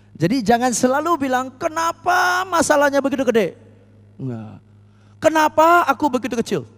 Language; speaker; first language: Indonesian; non-native, fluent; English